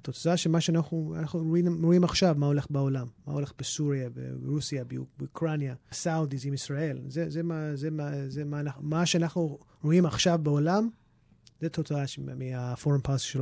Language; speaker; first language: Hebrew; early bilingual, heritage; English